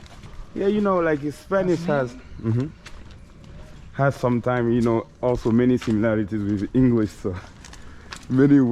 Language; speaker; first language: English; non-native, fluent; French